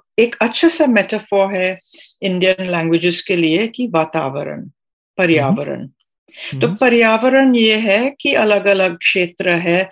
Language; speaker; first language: Hindi; non-native, fluent; English